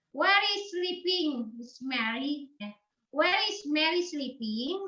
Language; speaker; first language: English; non-native, learner; Indonesian